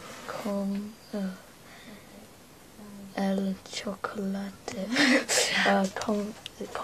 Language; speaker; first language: Spanish; non-native, learner; English